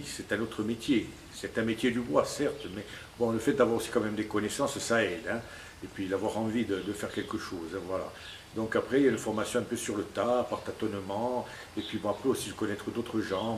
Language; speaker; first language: French; native; French